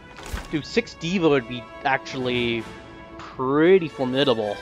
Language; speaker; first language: English; native; English